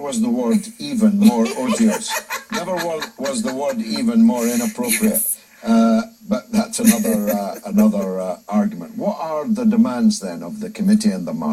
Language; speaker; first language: English; native; English